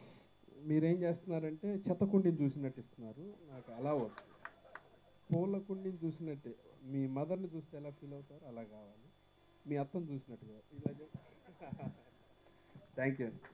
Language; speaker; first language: Telugu; native; Telugu